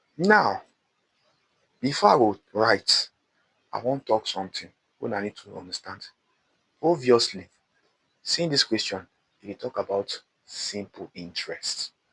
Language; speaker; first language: Nigerian Pidgin; native; Nigerian Pidgin